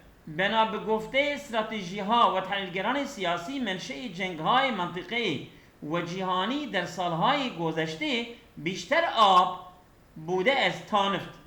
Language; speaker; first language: Persian; non-native, fluent; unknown